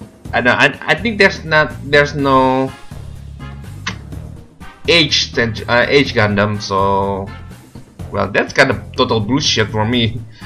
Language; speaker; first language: English; non-native, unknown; Indonesian